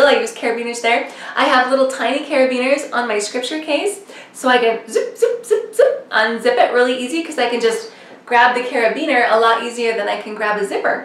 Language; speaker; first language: English; native; English